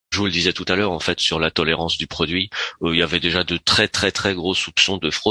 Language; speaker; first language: French; native; French